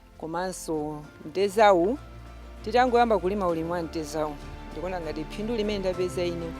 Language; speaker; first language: Nyanja; native; Nyanja